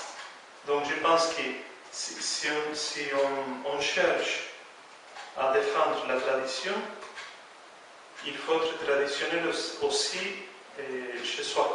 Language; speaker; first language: French; non-native, fluent; Spanish